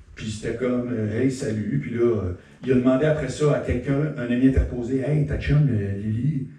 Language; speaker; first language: French; native; French